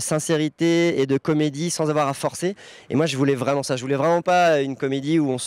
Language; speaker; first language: French; native; French